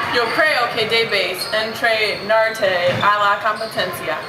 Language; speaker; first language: Spanish; non-native, learner; English